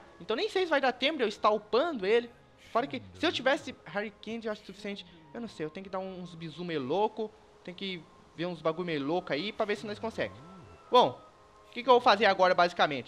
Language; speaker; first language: Portuguese; native; Portuguese